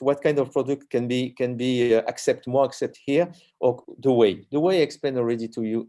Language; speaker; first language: English; non-native, learner; French